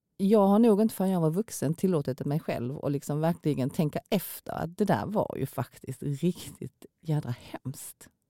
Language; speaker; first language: Swedish; early bilingual, other home language; Korean